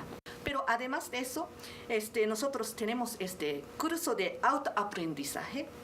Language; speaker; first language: Spanish; non-native, learner; Japanese